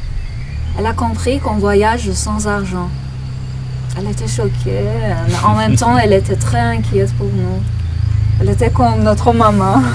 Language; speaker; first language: French; non-native, learner; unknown